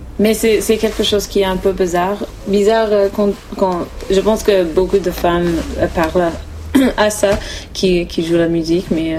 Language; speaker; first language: French; non-native, learner; English